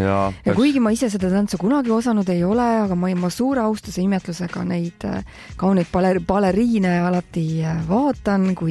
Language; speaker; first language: Estonian; native; Estonian